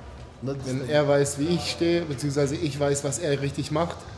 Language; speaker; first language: German; native; German